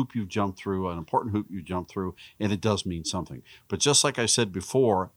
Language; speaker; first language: English; native; English